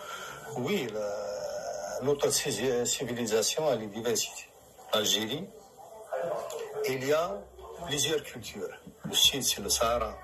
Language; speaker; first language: French; non-native, local second language; Arabic